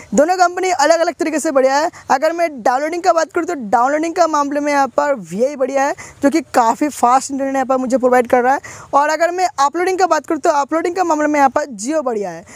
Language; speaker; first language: Hindi; non-native, local second language; Bangla